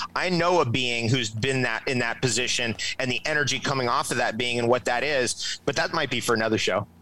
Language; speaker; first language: English; native; English